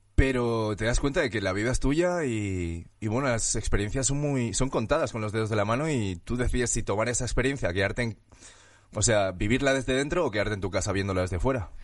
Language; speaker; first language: Spanish; early bilingual, other home language; Chinese